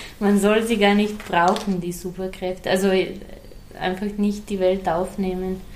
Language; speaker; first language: German; non-native, fluent; Serbian